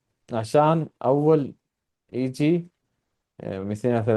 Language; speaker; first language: Arabic; non-native, fluent; Urdu